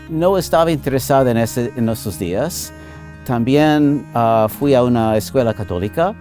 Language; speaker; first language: Spanish; non-native, fluent; English